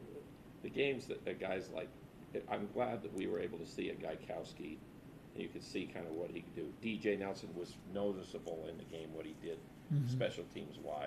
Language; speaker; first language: English; native; English